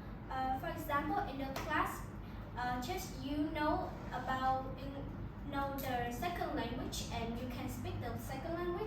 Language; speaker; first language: English; non-native, learner; Vietnamese